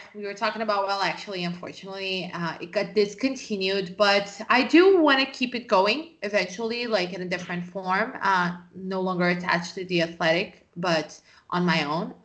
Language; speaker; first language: English; non-native, fluent; Portuguese